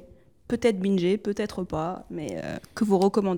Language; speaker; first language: French; native; French